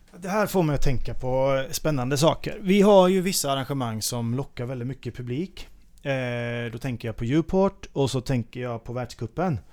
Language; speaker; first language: Swedish; native; Swedish